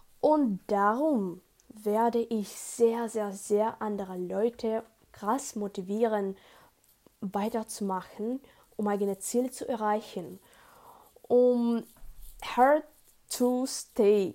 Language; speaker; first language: German; non-native, learner; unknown